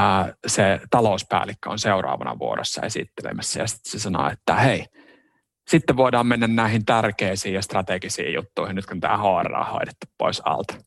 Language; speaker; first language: Finnish; native; Finnish